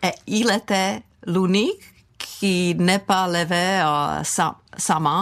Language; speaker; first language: French; non-native, fluent; Czech